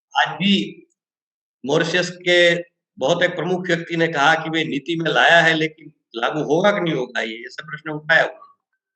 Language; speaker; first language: Hindi; non-native, local second language; Gujarati